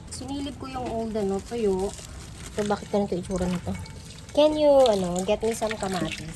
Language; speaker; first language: Filipino; non-native, local second language; Cebuano